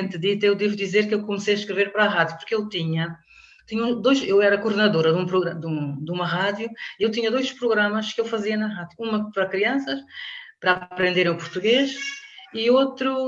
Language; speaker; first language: Portuguese; non-native, local second language; Kabuverdianu